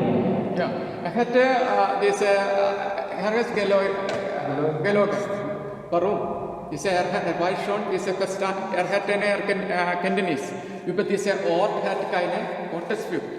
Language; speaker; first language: German; non-native, learner; Malayalam